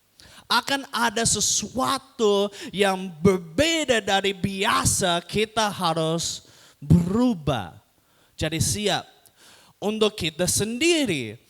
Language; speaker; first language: Indonesian; non-native, fluent; English